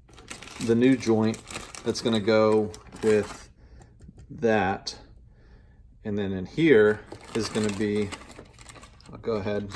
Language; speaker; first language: English; native; English